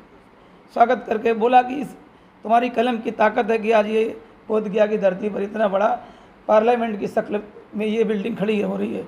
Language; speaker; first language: Hindi; native; Hindi